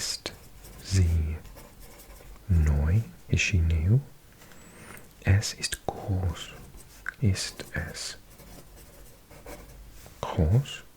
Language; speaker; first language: German; non-native, learner; English